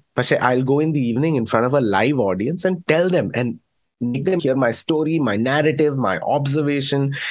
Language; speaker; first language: English; non-native, local second language; Malayalam